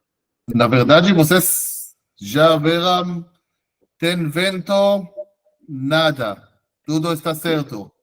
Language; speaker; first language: Portuguese; non-native, fluent; Hebrew